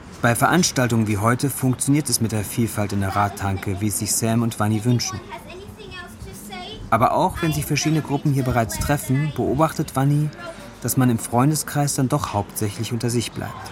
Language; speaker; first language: German; native; German